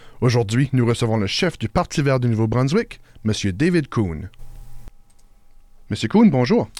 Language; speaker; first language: French; native; French